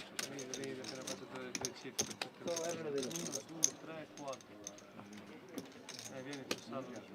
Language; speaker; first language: Italian; non-native, fluent; Albanian